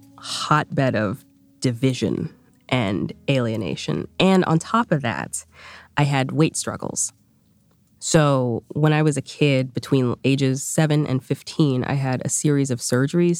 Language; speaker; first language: English; early bilingual, other home language; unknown